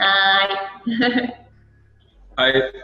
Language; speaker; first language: Japanese; non-native, learner; Indonesian